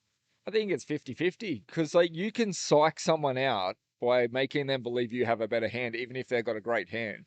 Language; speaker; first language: English; native; English